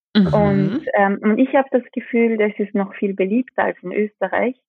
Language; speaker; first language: German; early bilingual, other home language; Japanese